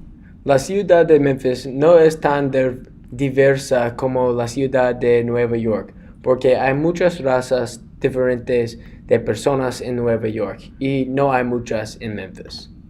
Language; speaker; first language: Spanish; non-native, learner; English